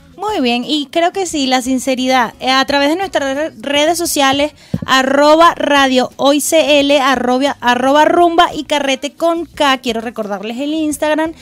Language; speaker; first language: Spanish; native; Spanish